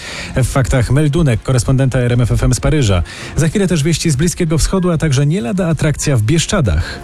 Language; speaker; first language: Polish; native; Polish